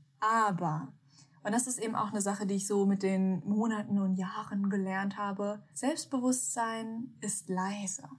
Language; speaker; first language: German; early bilingual, other home language; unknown